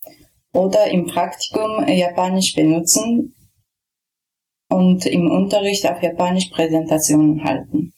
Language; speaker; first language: German; non-native, fluent; Japanese